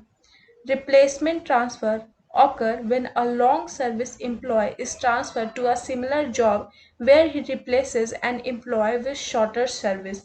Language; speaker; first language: English; non-native, local second language; Hindi